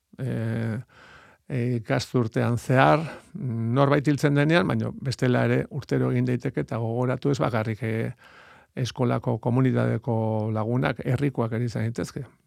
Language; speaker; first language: Basque; native; Basque